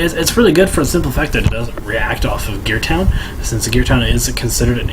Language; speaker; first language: English; native; English